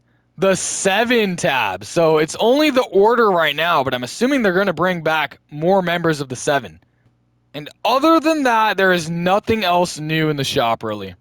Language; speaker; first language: English; native; English